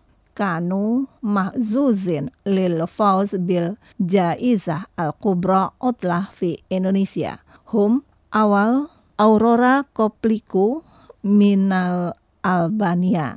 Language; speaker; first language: Arabic; non-native, learner; Indonesian